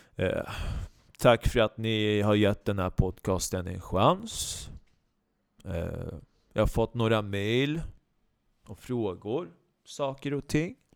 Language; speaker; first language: Swedish; native; Swedish